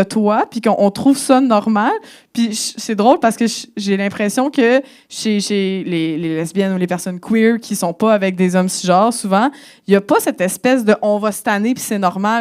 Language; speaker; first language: French; native; French